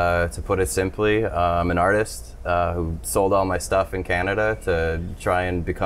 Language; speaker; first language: English; native; English